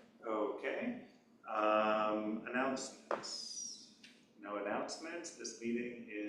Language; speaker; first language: English; native; English